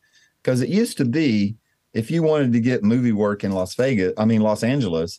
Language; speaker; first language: English; native; English